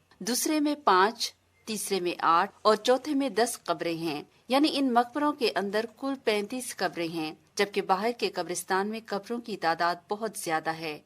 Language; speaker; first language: Urdu; non-native, local second language; Saraiki